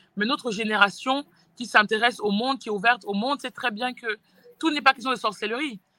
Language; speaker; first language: French; native; French